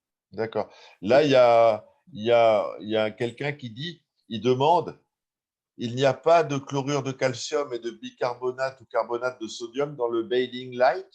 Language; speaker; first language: French; native; French